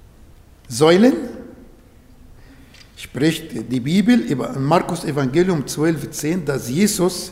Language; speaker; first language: German; non-native, learner; Arabic